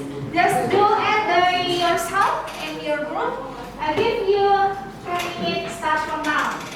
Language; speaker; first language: English; non-native, learner; Indonesian